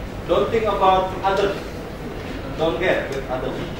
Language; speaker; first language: English; non-native, learner; Indonesian